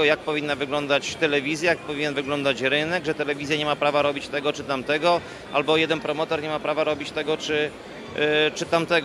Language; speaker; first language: Polish; native; Polish